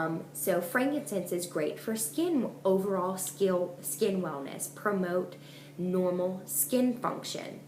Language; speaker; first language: English; native; English